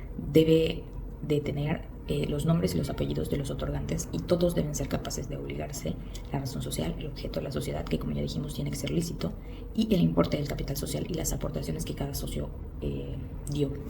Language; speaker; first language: Spanish; native; Spanish